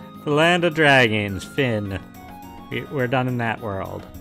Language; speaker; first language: English; native; English